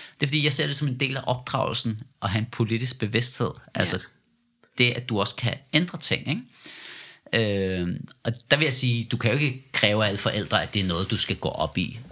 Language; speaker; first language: Danish; early bilingual, other home language; Persian